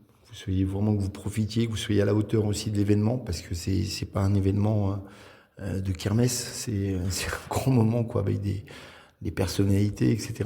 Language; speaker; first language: French; native; French